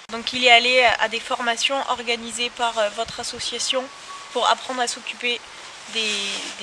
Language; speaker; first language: French; native; French